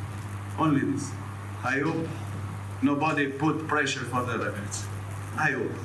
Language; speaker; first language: English; non-native, learner; Portuguese